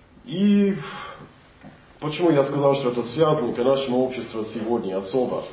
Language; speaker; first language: Russian; non-native, fluent; English